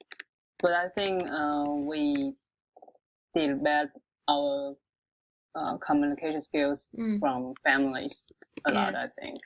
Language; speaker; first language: English; non-native, local second language; Chinese